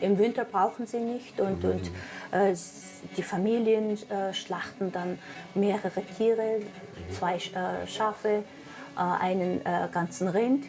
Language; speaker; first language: German; non-native, fluent; Mongolian